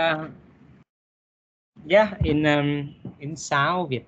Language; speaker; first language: English; non-native, learner; Vietnamese